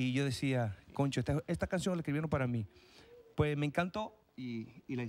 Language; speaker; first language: Spanish; native; Spanish